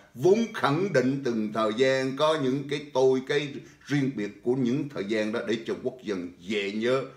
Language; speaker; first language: Vietnamese; native; Vietnamese